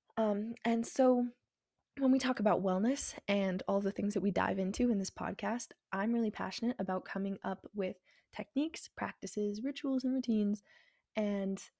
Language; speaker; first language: English; native; English